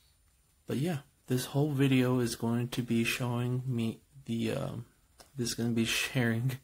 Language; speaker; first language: English; native; English